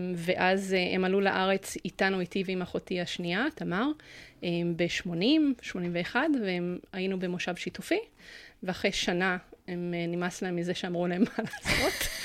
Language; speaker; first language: Hebrew; early bilingual, other home language; English